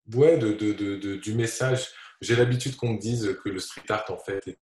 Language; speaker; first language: French; native; French